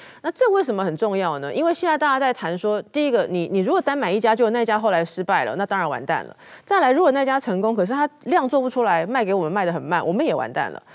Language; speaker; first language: Chinese; native; Chinese